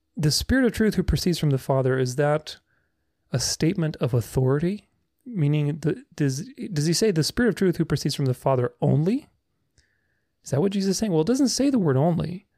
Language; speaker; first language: English; non-native, fluent; Romanian